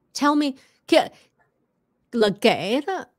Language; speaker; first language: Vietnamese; early bilingual, other home language; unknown